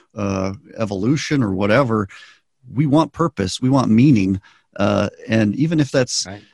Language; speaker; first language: English; native; English